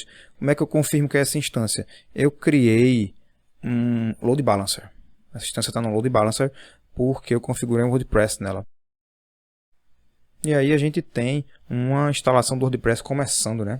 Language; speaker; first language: Portuguese; native; Portuguese